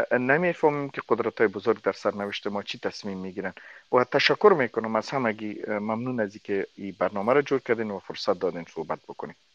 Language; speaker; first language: Persian; non-native, local second language; Pashto